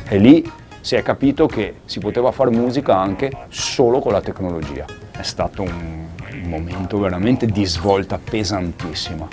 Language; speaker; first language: Italian; native; Italian